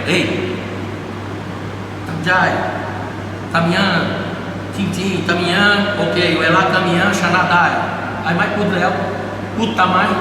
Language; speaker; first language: Thai; non-native, learner; Portuguese